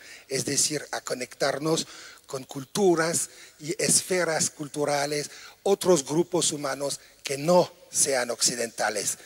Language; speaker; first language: Spanish; non-native, fluent; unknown